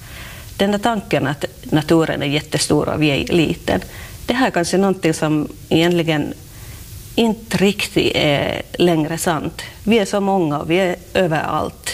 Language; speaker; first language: Swedish; non-native, local second language; Finnish